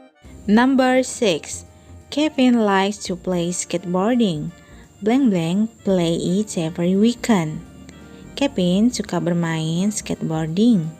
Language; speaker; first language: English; non-native, fluent; Indonesian